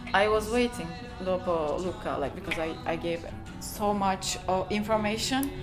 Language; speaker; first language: English; non-native, fluent; Turkish